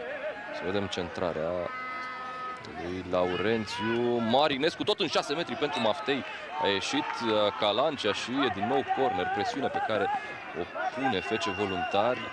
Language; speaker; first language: Romanian; native; Romanian